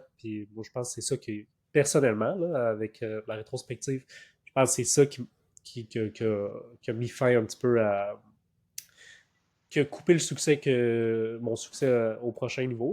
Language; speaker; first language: French; native; French